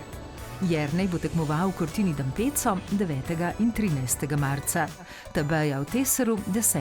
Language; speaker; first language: Slovenian; native; Slovenian